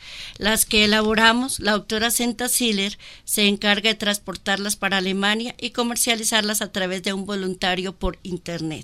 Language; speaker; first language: Spanish; native; Spanish